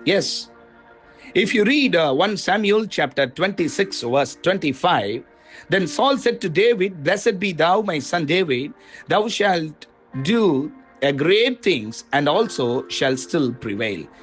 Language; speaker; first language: English; non-native, local second language; Tamil